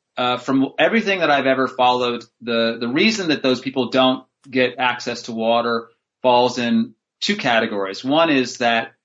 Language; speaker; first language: English; native; English